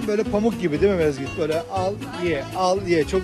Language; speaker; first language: Turkish; native; Turkish